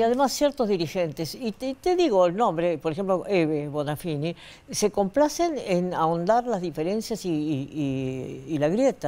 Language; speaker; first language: Spanish; native; Spanish